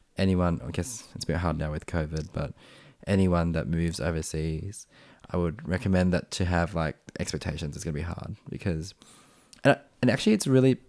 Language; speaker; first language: English; non-native, local second language; Vietnamese